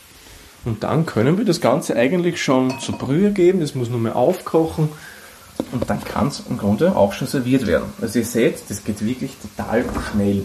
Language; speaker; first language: German; native; German